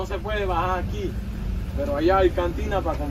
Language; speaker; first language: Spanish; native; Spanish